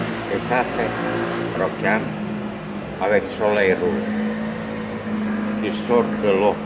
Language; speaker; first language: French; non-native, learner; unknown